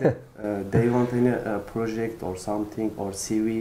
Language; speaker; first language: English; non-native, learner; Turkish